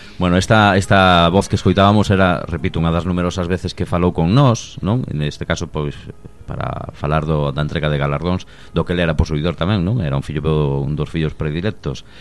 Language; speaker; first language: Galician; native; Galician